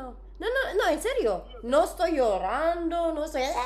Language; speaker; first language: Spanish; non-native, learner; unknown